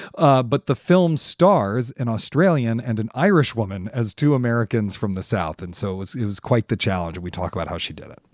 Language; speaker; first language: English; native; English